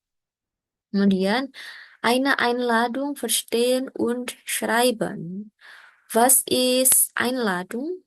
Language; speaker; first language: German; non-native, learner; Indonesian